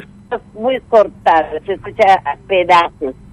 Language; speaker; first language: Spanish; non-native, fluent; Portuguese